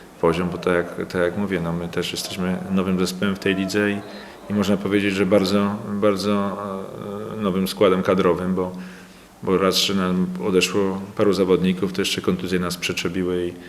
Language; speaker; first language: Polish; native; Polish